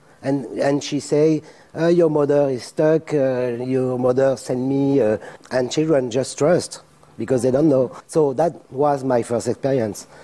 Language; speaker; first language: English; non-native, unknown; French